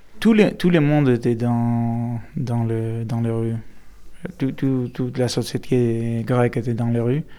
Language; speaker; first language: French; non-native, learner; Greek